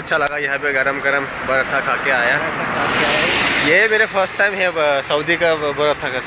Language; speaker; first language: Hindi; non-native, local second language; Bangla